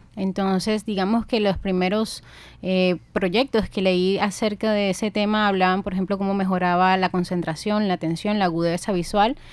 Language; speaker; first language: Spanish; native; Spanish